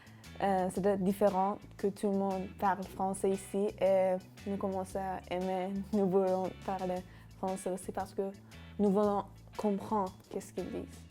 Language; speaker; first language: French; non-native, learner; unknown